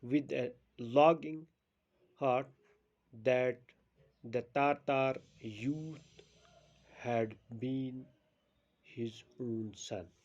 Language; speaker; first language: English; non-native, local second language; Urdu